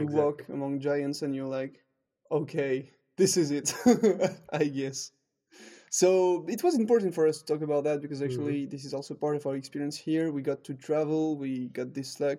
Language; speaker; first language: English; non-native, fluent; French